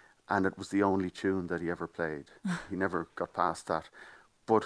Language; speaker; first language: English; native; English